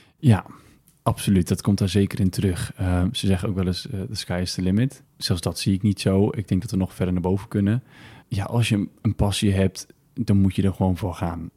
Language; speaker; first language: Dutch; early bilingual, other home language; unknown